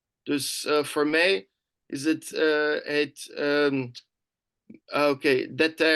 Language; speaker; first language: Dutch; non-native, fluent; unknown